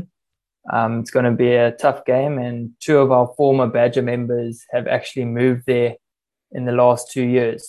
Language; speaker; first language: English; native; English